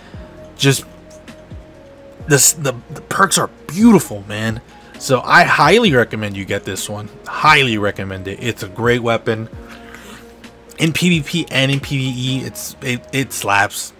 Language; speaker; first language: English; native; English